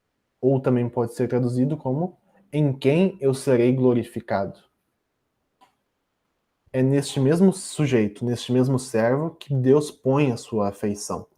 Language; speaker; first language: Portuguese; native; Portuguese